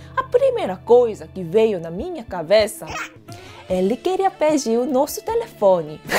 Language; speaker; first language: Portuguese; non-native, fluent; Korean